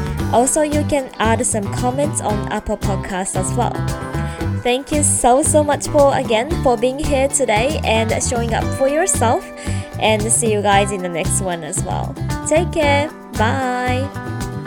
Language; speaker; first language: English; non-native, fluent; Japanese